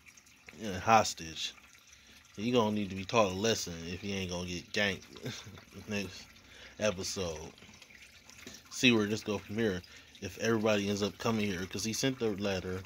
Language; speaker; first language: English; native; English